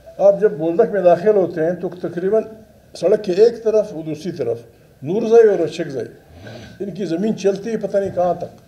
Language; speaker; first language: Urdu; non-native, local second language; Pashto